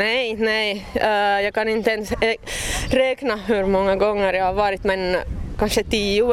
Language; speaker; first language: Swedish; non-native, local second language; Finnish